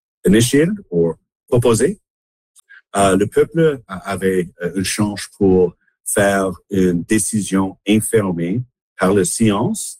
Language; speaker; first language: French; non-native, local second language; English